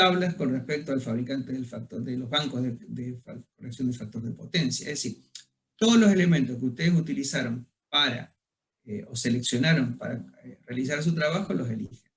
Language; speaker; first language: Spanish; native; Spanish